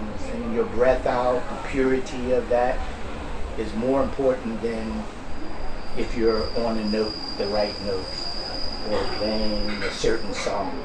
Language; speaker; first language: English; non-native, fluent; French